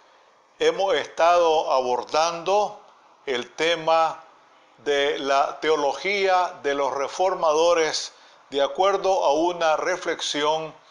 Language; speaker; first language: Spanish; native; Spanish